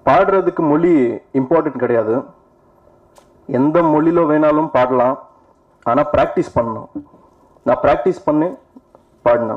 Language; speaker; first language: Tamil; non-native, fluent; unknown